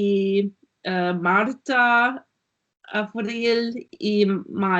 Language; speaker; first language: Russian; non-native, learner; German